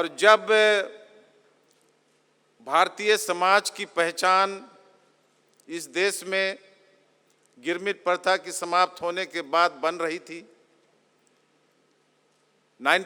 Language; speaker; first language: Hindi; native; Hindi